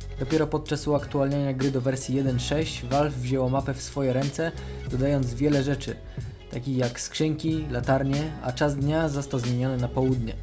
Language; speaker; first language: Polish; native; Polish